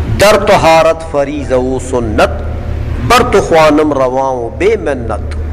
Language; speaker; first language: Urdu; non-native, local second language; Pashto